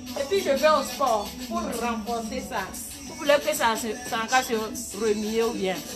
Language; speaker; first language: French; non-native, local second language; Ewe